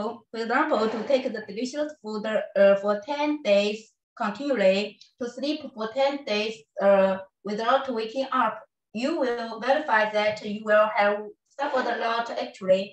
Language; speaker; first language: English; non-native, learner; Chinese